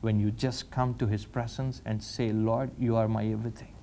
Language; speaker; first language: English; non-native, local second language; Telugu